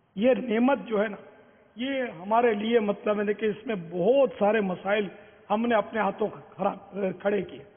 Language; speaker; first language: Urdu; non-native, local second language; Memoni